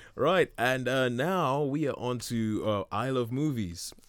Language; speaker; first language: English; non-native, local second language; Yoruba